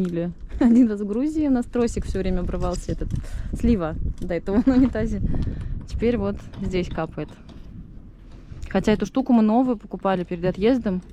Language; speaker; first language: Russian; native; Russian